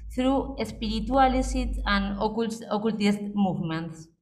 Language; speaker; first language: English; non-native, fluent; Spanish